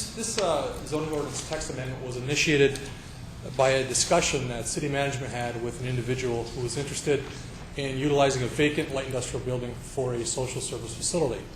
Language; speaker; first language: English; native; English